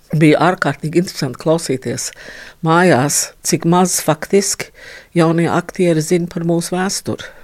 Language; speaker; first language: Latvian; early bilingual, heritage; Latvian